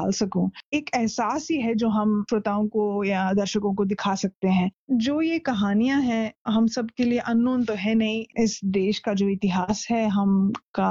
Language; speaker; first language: Hindi; non-native, local second language; Punjabi